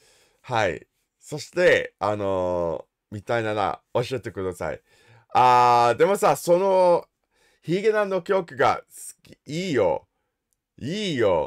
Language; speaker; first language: Japanese; non-native, learner; English